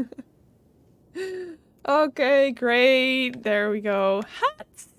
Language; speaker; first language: English; non-native, fluent; Dutch